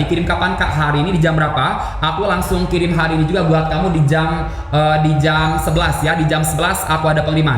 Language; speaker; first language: Indonesian; native; Indonesian